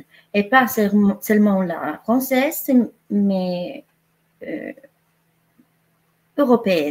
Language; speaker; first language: French; non-native, fluent; Polish